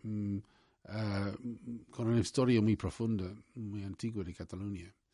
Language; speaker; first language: Spanish; non-native, fluent; English